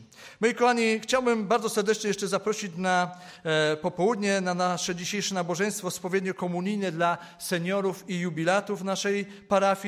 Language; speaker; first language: Polish; native; Polish